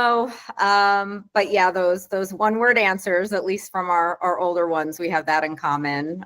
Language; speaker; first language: English; native; English